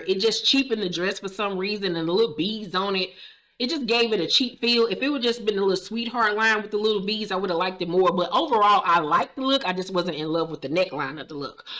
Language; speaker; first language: English; native; English